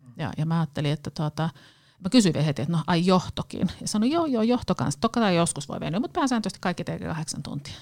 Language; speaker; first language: Finnish; native; Finnish